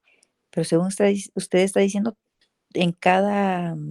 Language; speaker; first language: Spanish; native; Spanish